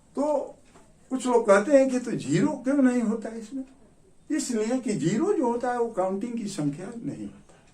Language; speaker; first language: Hindi; native; Hindi